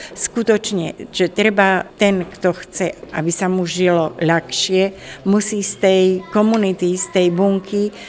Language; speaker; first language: Slovak; non-native, local second language; Romany